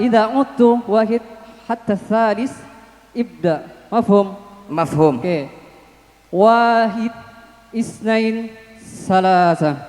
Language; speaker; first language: Arabic; non-native, learner; Indonesian